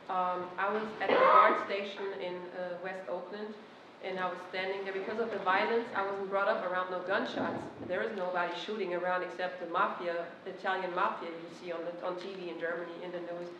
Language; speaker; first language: English; non-native, fluent; Persian